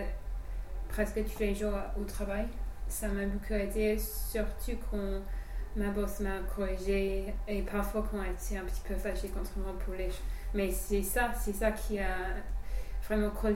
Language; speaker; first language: French; non-native, fluent; English